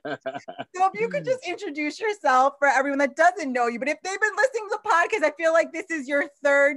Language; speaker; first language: English; native; English